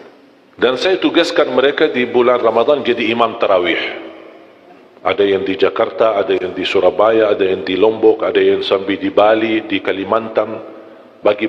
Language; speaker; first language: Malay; non-native, fluent; Arabic